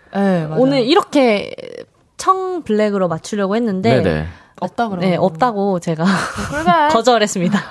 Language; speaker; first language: Korean; native; Korean